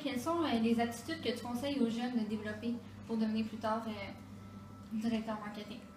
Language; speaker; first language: French; native; French